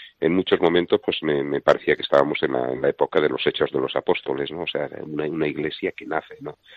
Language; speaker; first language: Spanish; native; Spanish